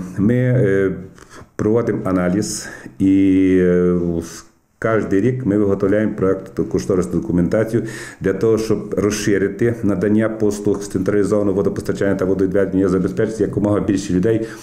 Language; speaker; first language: Ukrainian; native; Ukrainian